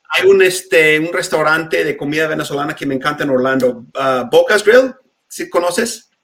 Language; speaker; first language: Spanish; non-native, fluent; English